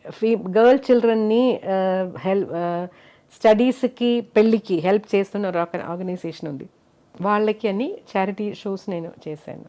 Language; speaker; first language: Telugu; non-native, fluent; Malayalam